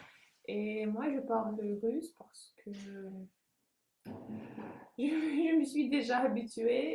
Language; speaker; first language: French; non-native, fluent; Russian